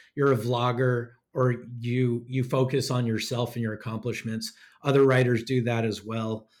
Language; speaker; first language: English; native; English